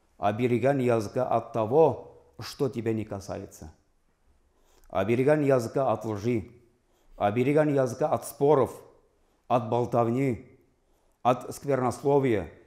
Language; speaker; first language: Russian; non-native, local second language; Tatar